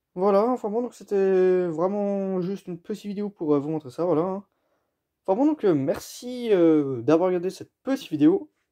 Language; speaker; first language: French; native; French